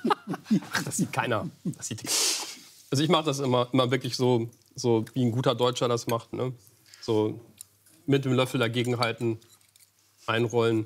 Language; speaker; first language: German; native; German